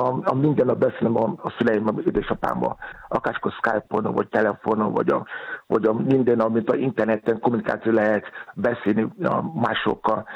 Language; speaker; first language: Hungarian; non-native, learner; Yoruba